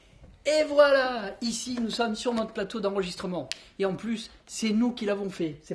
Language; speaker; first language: French; native; French